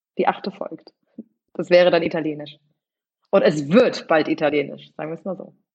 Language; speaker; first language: German; early bilingual, other home language; Polish